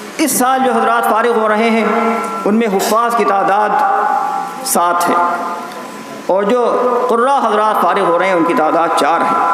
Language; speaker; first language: Urdu; native; Urdu